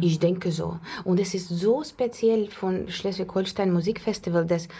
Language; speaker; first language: German; non-native, learner; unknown